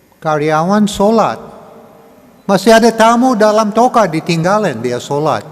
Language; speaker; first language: Indonesian; non-native, learner; English